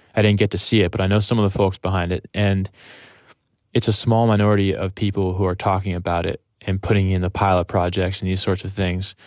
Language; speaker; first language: English; native; English